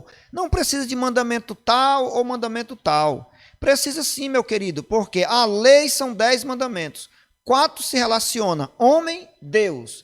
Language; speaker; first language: Portuguese; native; Portuguese